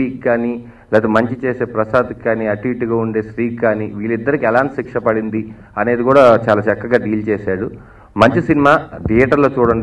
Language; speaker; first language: Telugu; native; Telugu